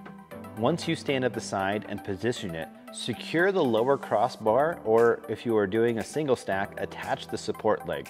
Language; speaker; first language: English; native; English